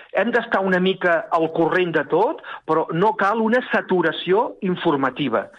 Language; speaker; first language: Catalan; native; Catalan